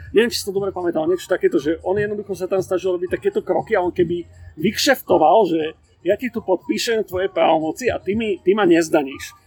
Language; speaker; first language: Slovak; native; Slovak